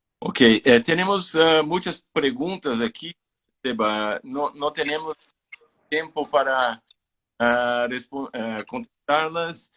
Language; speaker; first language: Spanish; non-native, fluent; Portuguese